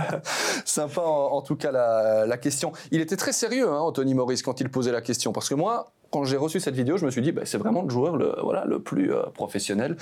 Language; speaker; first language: French; native; French